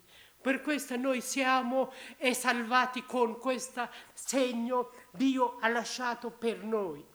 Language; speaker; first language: Italian; non-native, learner; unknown